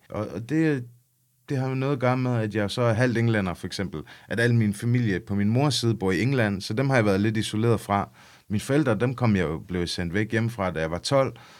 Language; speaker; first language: Danish; early bilingual, other home language; English